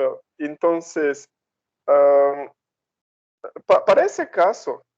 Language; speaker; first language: Spanish; non-native, fluent; Portuguese